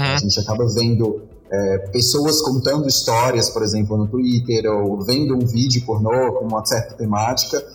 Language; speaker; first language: Portuguese; native; Portuguese